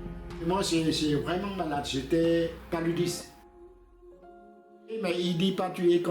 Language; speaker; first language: French; non-native, learner; Khmer